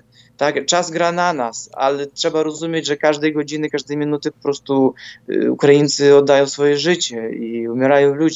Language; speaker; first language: Polish; non-native, fluent; Ukrainian